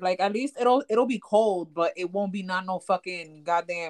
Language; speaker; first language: English; early bilingual, other home language; Spanish